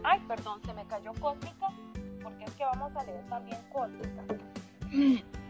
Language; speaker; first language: Spanish; early bilingual, heritage; Spanish